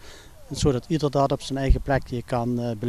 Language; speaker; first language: Dutch; native; Dutch